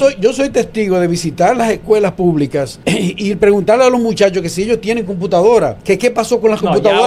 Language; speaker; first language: Spanish; native; Spanish